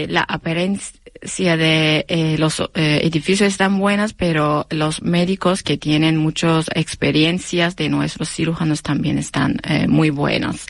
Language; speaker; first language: Spanish; non-native, learner; Turkish